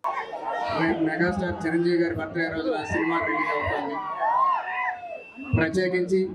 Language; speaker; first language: Telugu; native; Telugu